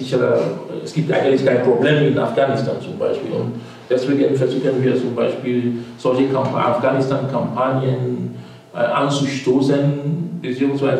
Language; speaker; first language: German; non-native, fluent; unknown